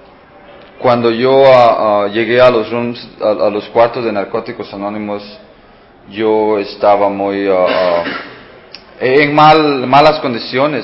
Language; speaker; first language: Spanish; early bilingual, heritage; Spanish